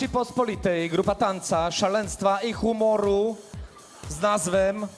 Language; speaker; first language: Polish; non-native, learner; Slovak